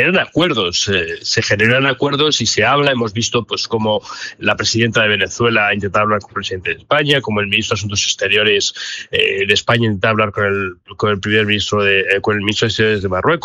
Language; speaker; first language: Spanish; native; Spanish